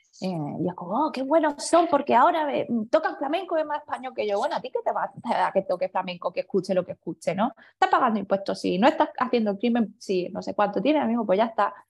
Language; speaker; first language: Spanish; early bilingual, other home language; Chinese